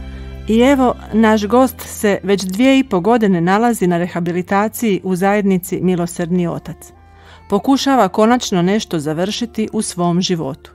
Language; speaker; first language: Croatian; native; Croatian